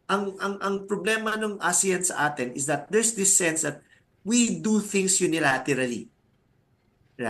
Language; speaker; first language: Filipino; native; Filipino